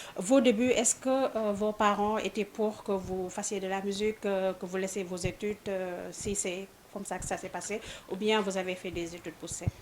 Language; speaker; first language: French; non-native, local second language; Wolof